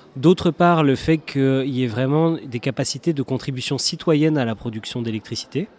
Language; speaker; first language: French; native; French